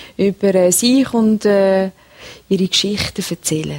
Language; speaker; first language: German; native; German